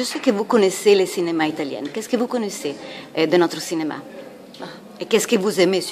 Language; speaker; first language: French; non-native, fluent; Italian